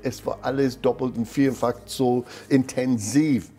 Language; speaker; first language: German; non-native, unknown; English